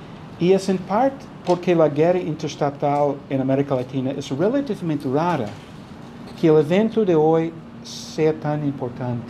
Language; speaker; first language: Spanish; non-native, fluent; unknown